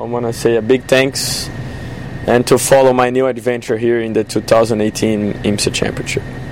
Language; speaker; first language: English; non-native, fluent; Portuguese